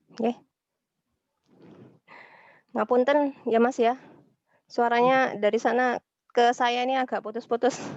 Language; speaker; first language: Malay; non-native, local second language; Javanese